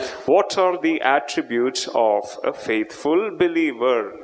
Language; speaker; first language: English; non-native, local second language; Tamil